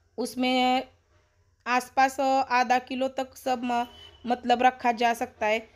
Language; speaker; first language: Hindi; non-native, local second language; Marathi